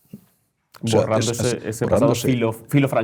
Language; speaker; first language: Spanish; native; Spanish